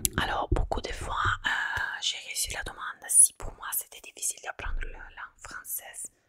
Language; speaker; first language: French; non-native, fluent; Italian